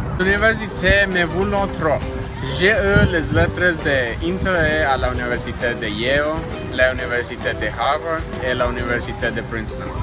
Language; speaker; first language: French; non-native, learner; English